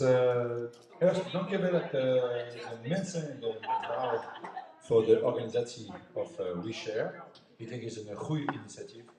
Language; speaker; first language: Dutch; non-native, learner; French